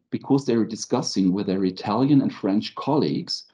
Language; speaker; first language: English; non-native, fluent; German